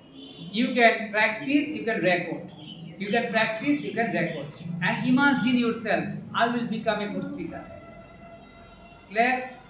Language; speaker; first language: English; non-native, learner; Bangla